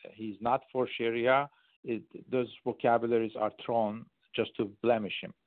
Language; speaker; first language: English; non-native, fluent; Turkish